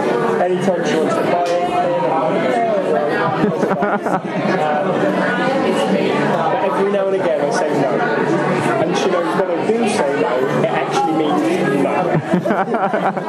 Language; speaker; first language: English; native; English